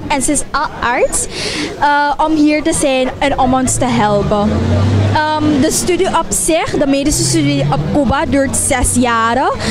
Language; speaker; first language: Dutch; native; Dutch